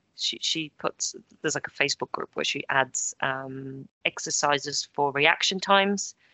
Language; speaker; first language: English; early bilingual, other home language; Polish